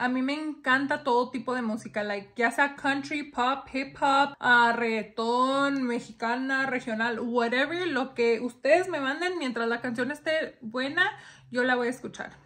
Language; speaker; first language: Spanish; early bilingual, heritage; Spanish